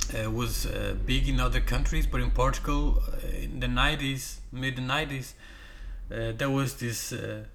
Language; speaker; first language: English; non-native, fluent; Portuguese